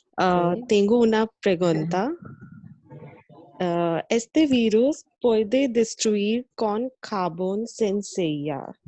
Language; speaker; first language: Spanish; non-native, learner; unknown